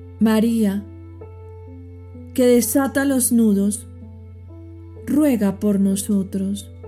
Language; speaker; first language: Spanish; native; Spanish